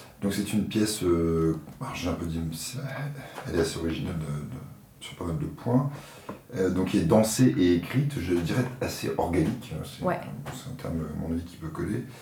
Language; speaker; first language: French; native; French